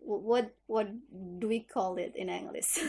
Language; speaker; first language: English; non-native, learner; Indonesian